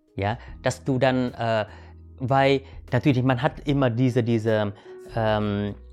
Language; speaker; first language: German; non-native, fluent; Vietnamese